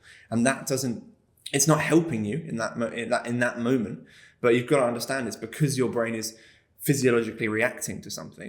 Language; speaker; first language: English; native; English